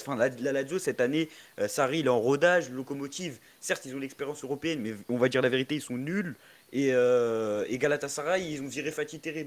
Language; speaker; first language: French; native; French